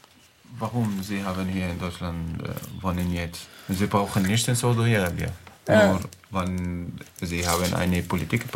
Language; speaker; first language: German; non-native, learner; Arabic